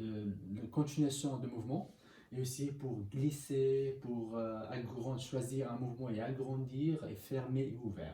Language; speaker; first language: French; non-native, learner; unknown